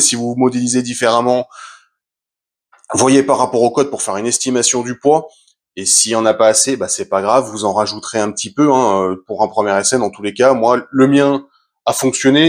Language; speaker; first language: French; native; French